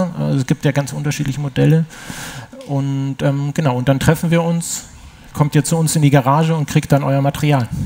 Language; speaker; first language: German; native; German